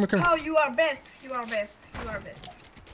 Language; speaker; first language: English; non-native, learner; French